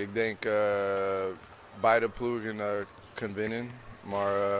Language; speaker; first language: Dutch; non-native, learner; English